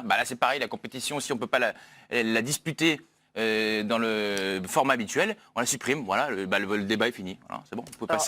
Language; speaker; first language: French; native; French